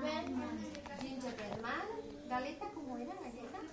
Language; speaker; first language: Spanish; non-native, local second language; Catalan